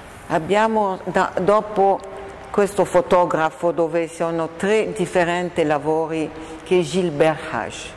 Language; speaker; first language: Italian; non-native, fluent; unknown